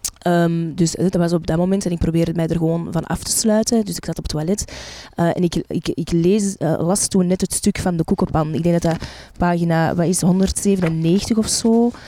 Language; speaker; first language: Dutch; early bilingual, other home language; Arabic